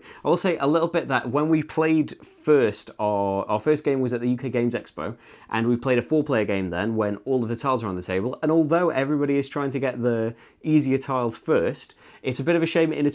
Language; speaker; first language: English; native; English